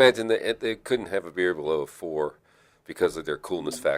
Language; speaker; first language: English; native; English